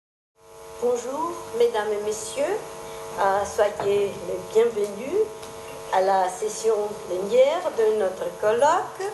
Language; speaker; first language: French; non-native, fluent; Georgian